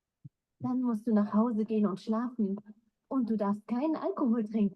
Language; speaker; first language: German; non-native, learner; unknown